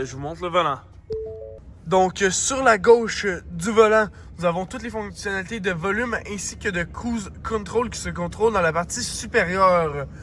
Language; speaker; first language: French; native; French